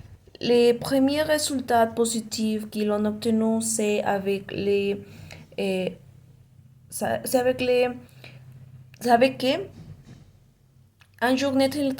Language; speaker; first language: French; non-native, learner; Spanish